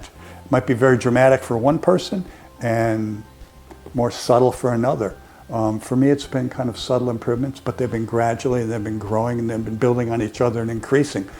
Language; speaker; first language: English; native; English